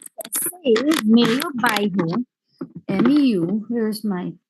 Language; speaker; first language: Portuguese; non-native, fluent; English